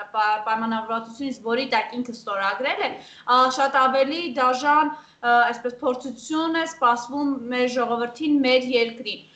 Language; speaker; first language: Armenian; native; Armenian